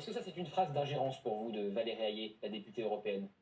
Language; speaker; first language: French; native; French